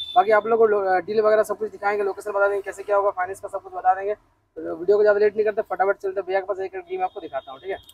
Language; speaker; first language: Hindi; non-native, local second language; Bangla